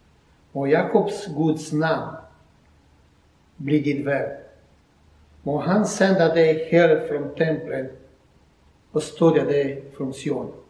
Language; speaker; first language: Swedish; non-native, learner; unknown